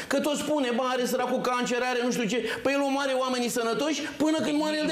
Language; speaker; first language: Romanian; native; Romanian